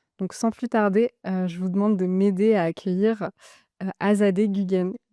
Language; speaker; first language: French; native; French